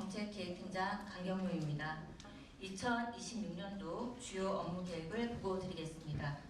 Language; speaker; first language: Korean; native; Korean